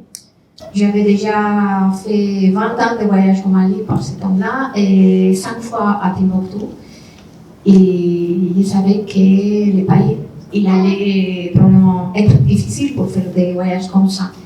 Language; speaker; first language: French; non-native, fluent; Spanish